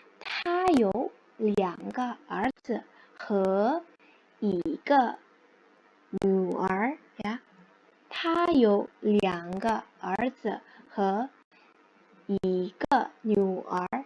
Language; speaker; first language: Chinese; non-native, fluent; Indonesian